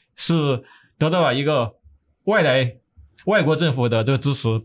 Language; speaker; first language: Chinese; native; Chinese